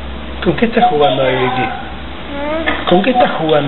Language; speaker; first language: Spanish; native; Spanish